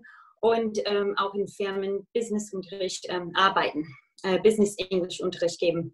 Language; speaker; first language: German; non-native, fluent; English